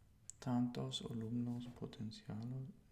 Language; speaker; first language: Spanish; non-native, learner; English